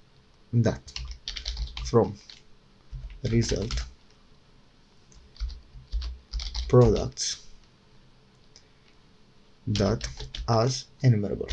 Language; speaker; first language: English; non-native, fluent; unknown